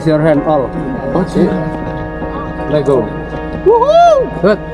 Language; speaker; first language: English; non-native, learner; Hindi